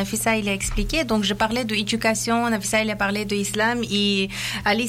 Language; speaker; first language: French; non-native, fluent; Persian